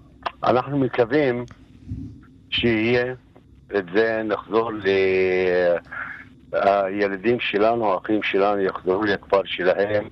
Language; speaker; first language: Hebrew; non-native, local second language; Arabic